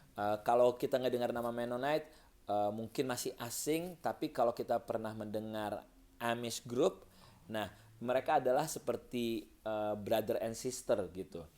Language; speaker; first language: Indonesian; native; Indonesian